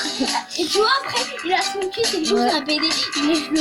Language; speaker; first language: French; native; French